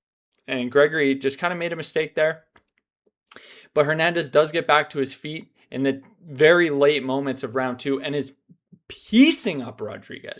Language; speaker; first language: English; native; English